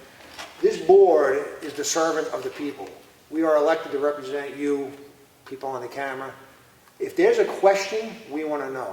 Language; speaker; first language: English; native; English